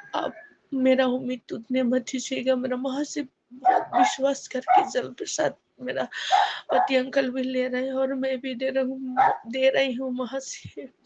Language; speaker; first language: Hindi; non-native, local second language; Assamese